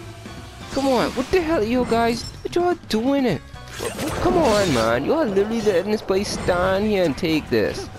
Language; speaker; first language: English; native; English